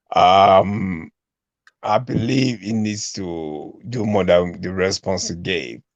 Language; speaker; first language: English; non-native, local second language; Yoruba